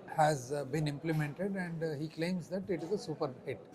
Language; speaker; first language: English; non-native, local second language; Telugu